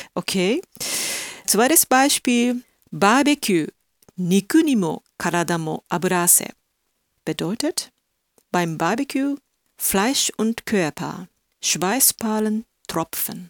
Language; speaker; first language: German; non-native, fluent; Japanese